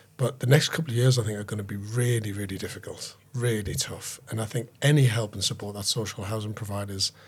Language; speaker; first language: English; native; English